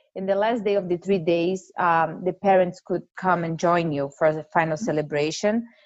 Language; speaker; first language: English; non-native, fluent; Portuguese